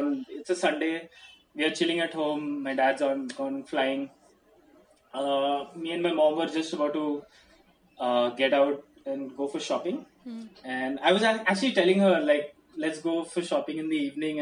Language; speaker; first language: English; non-native, local second language; Hindi